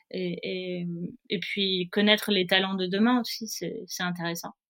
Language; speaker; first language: French; native; French